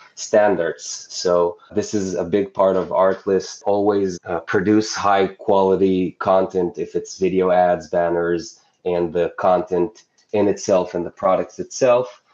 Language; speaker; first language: English; non-native, fluent; Hebrew